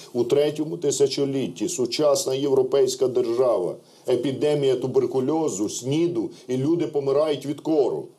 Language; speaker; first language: Ukrainian; native; Ukrainian